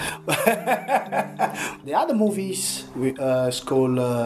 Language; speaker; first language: English; non-native, learner; French